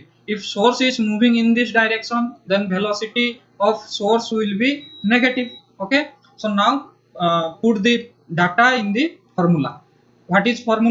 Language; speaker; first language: English; non-native, local second language; Hindi